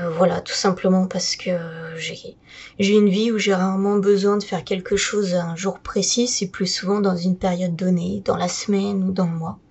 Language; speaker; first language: French; native; French